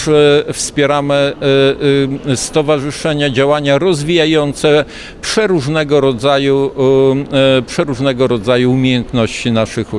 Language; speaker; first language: Polish; native; Polish